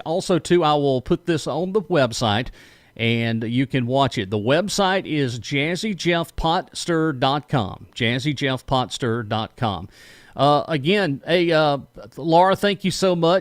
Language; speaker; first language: English; native; English